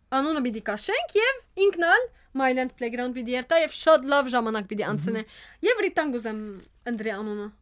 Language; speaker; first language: Armenian; native; Armenian